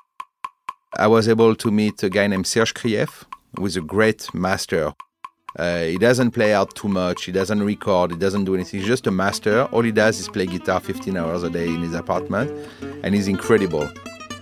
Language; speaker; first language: English; non-native, fluent; French